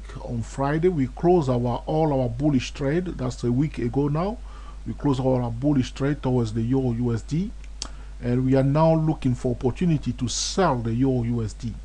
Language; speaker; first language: English; non-native, fluent; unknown